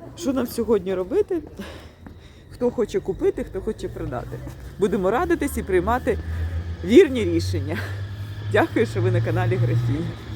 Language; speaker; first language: Ukrainian; native; Ukrainian